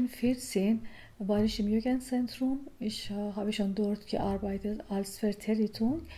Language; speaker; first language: German; non-native, learner; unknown